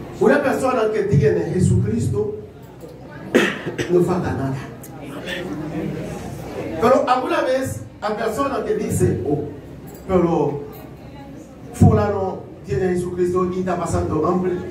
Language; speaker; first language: Spanish; non-native, learner; Haitian Creole